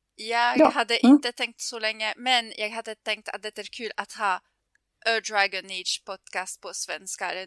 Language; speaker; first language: Swedish; non-native, fluent; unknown